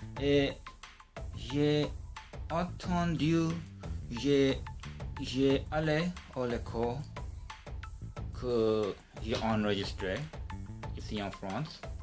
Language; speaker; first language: French; non-native, learner; English